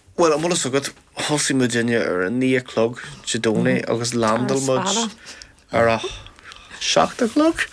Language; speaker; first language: Irish; non-native, local second language; English